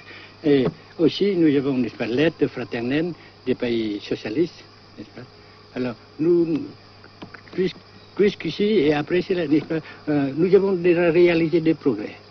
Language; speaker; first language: French; non-native, local second language; Vietnamese